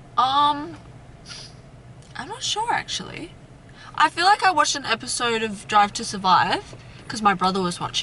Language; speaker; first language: English; native; English